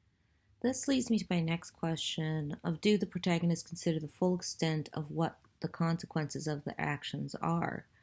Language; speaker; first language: English; native; English